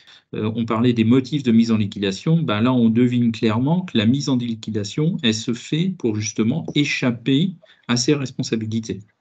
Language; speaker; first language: French; native; French